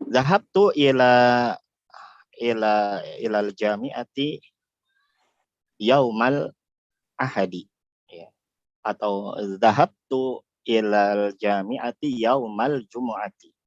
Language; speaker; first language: Indonesian; native; Indonesian